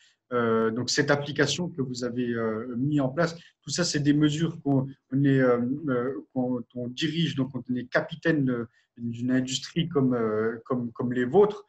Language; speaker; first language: French; native; French